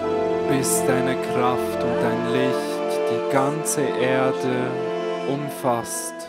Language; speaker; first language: German; native; German